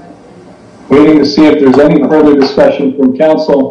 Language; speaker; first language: English; native; English